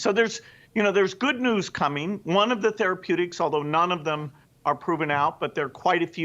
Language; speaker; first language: English; native; English